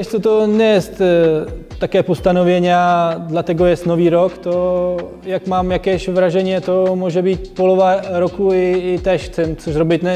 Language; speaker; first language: Polish; non-native, fluent; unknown